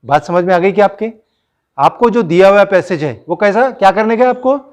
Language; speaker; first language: Hindi; non-native, local second language; Marathi